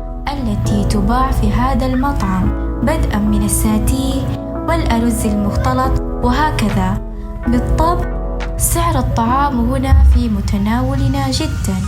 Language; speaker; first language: Arabic; non-native, learner; Indonesian